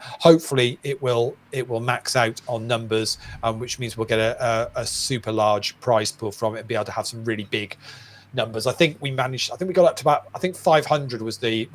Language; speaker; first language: English; native; English